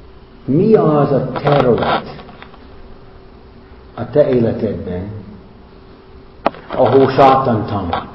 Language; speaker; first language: Hungarian; non-native, fluent; English